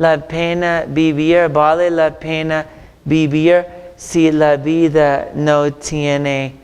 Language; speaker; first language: Spanish; non-native, fluent; English